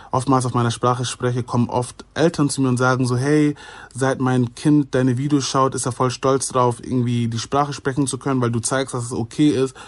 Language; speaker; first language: German; native; German